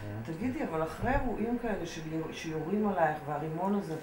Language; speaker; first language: Hebrew; native; Hebrew